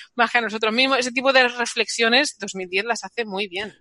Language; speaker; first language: Spanish; native; Spanish